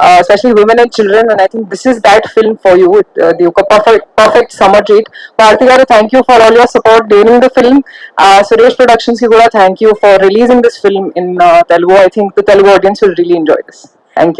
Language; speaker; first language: Telugu; non-native, local second language; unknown